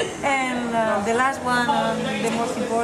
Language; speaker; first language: English; non-native, fluent; Spanish